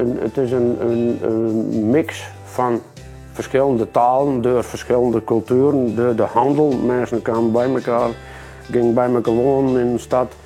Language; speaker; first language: Dutch; native; Dutch